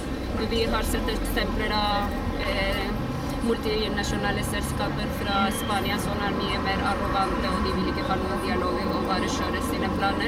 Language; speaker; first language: Norwegian; non-native, fluent; Spanish